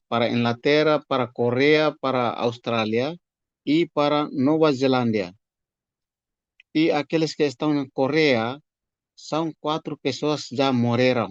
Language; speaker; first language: Portuguese; non-native, fluent; Tetum